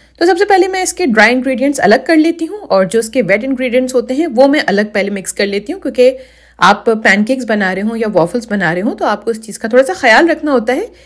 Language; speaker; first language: Urdu; native; Urdu